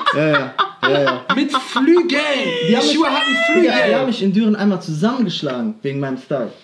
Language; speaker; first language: German; native; German